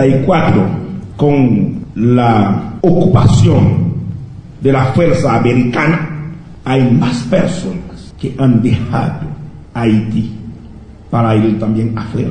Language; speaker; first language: Spanish; non-native, local second language; Haitian Creole